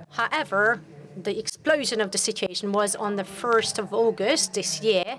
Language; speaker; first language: English; non-native, fluent; Hungarian